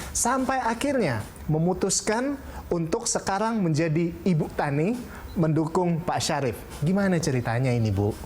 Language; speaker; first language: Indonesian; native; Indonesian